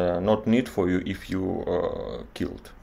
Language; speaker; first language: English; non-native, learner; Russian